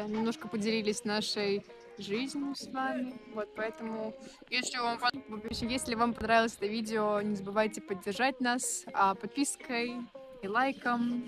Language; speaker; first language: Russian; native; Russian